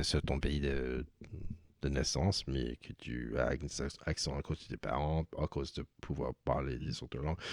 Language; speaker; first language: French; non-native, fluent; English